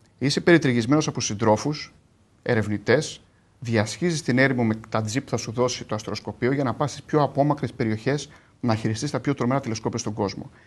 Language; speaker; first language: Greek; native; Greek